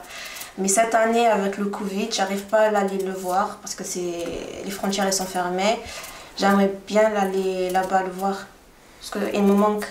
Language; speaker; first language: French; non-native, learner; Arabic